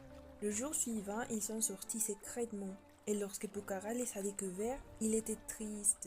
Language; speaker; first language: French; non-native, learner; Spanish